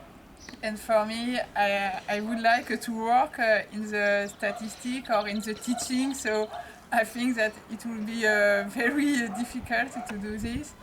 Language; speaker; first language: English; non-native, learner; French